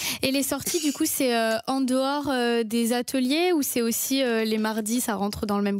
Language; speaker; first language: French; native; French